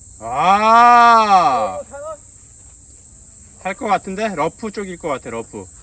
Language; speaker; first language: Korean; native; Korean